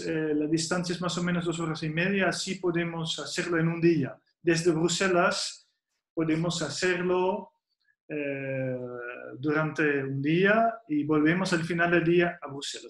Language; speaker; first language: Spanish; non-native, fluent; Dutch